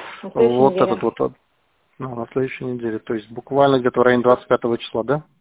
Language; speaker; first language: Russian; native; Russian